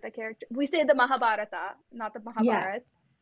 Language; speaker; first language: English; early bilingual, other home language; Kannada